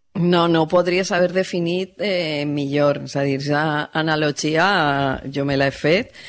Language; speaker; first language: Catalan; native; Catalan